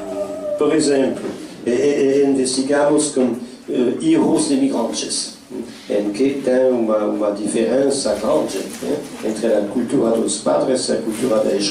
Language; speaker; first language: Spanish; non-native, fluent; French